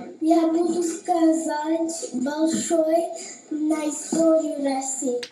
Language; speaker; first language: Russian; non-native, learner; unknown